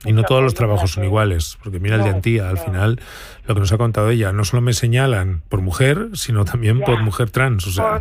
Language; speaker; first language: Spanish; native; Spanish